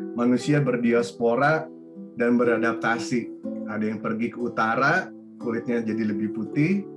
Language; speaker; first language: Indonesian; native; Indonesian